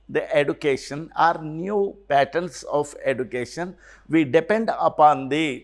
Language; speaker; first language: English; non-native, local second language; Telugu